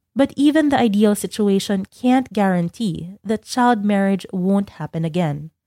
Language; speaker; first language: English; non-native, fluent; Indonesian